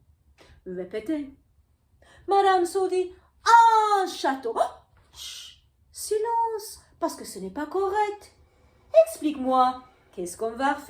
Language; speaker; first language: French; non-native, fluent; English